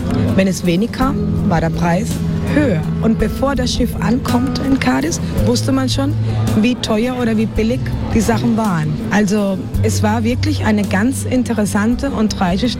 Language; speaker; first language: German; non-native, fluent; Spanish